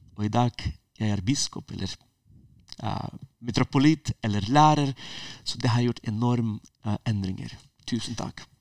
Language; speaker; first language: Norwegian; non-native, fluent; Ukrainian